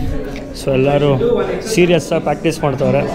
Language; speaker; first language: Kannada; native; Kannada